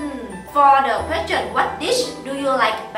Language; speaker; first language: English; non-native, fluent; Vietnamese